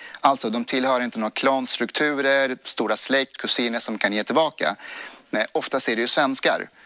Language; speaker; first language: Swedish; early bilingual, other home language; Persian